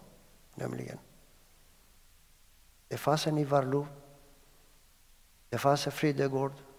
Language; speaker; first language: Swedish; non-native, fluent; Greek